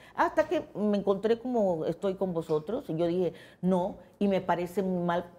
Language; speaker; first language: Spanish; native; Spanish